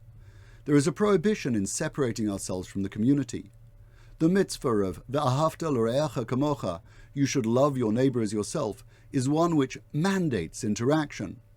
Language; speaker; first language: English; native; English